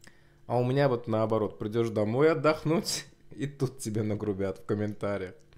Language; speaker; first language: Russian; non-native, local second language; Azerbaijani